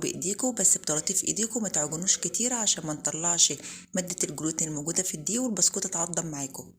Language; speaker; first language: Arabic; native; Arabic